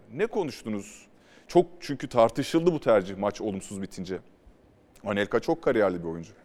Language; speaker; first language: Turkish; native; Turkish